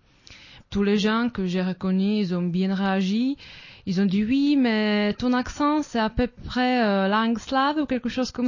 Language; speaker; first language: French; non-native, fluent; Czech